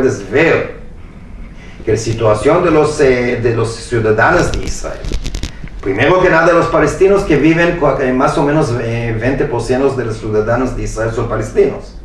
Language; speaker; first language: Spanish; non-native, fluent; Hebrew